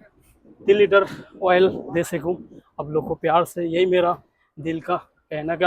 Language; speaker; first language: Hindi; non-native, local second language; Rangpuri